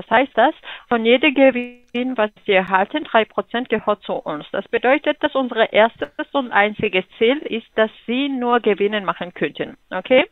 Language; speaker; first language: German; non-native, fluent; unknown